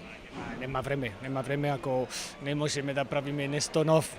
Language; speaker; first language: Macedonian; non-native, learner; Spanish